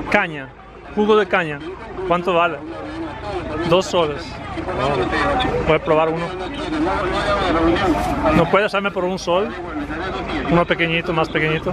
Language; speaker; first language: Spanish; non-native, fluent; Italian